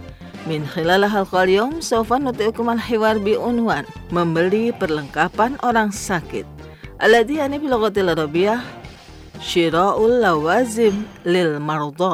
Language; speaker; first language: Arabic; non-native, fluent; Indonesian